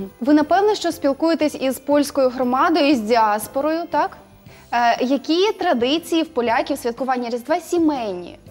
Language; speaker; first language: Ukrainian; native; Ukrainian